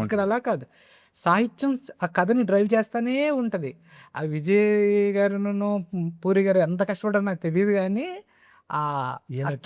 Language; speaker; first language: Telugu; native; Telugu